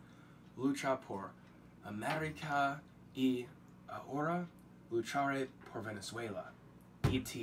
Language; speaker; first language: Spanish; non-native, learner; English